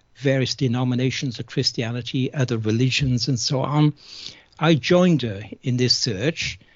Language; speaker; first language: English; native; English